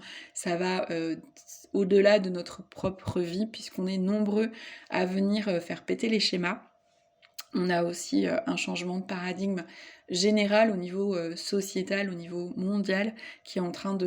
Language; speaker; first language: French; native; French